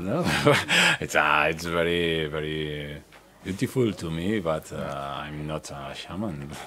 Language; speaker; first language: English; non-native, learner; Spanish